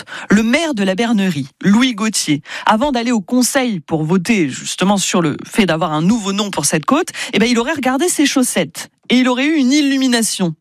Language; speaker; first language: French; native; French